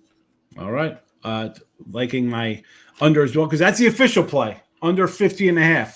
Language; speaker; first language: English; native; English